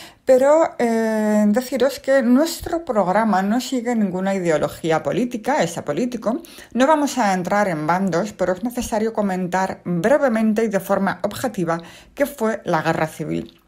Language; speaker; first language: Spanish; native; Spanish